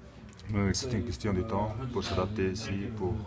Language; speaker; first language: French; non-native, local second language; Arabic